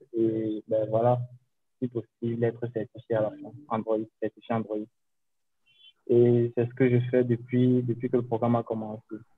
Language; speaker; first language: French; native; French